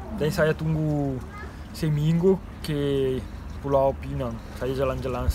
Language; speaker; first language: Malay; non-native, learner; Italian